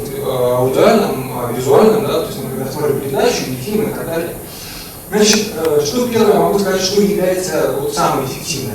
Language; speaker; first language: Russian; native; Russian